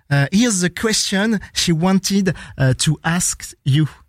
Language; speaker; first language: English; non-native, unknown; French